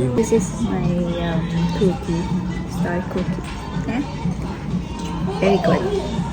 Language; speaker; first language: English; non-native, local second language; Filipino